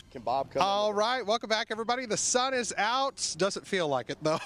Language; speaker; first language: English; native; English